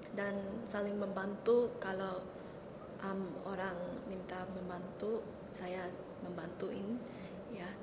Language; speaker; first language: Indonesian; early bilingual, heritage; Indonesian